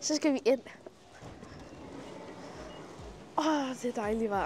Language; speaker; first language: Danish; early bilingual, other home language; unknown